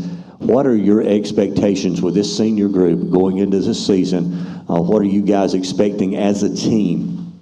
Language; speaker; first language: English; native; English